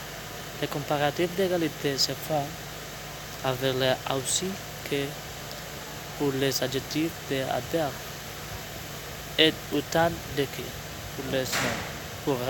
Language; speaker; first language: French; non-native, learner; Spanish